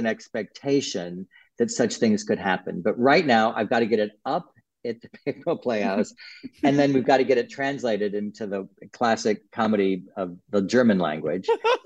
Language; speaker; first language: English; native; English